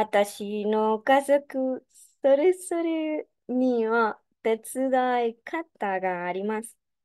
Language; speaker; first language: Japanese; non-native, learner; Spanish